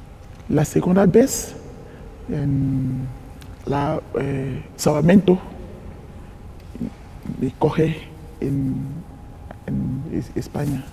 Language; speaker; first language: Spanish; non-native, learner; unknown